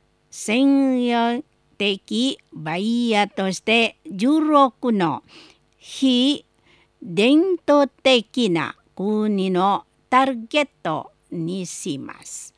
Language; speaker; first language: Japanese; non-native, learner; Indonesian